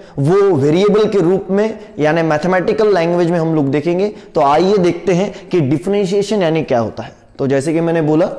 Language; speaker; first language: Hindi; non-native, local second language; Marathi